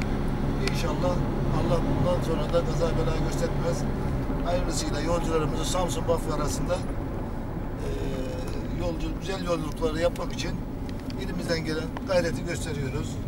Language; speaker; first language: Turkish; native; Turkish